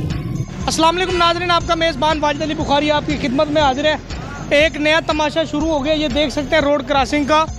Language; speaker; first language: Urdu; non-native, local second language; Punjabi